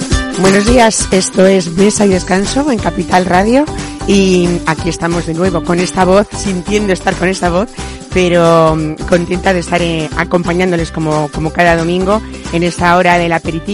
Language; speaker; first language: Spanish; native; Spanish